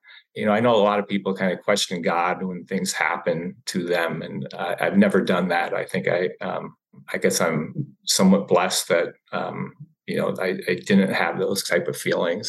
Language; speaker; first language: English; native; English